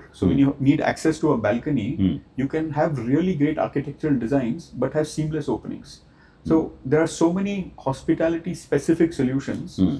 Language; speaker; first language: English; non-native, local second language; Hindi